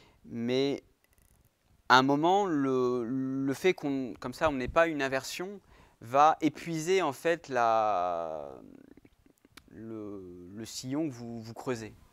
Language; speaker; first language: French; native; French